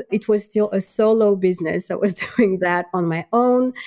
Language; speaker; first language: English; non-native, fluent; Malagasy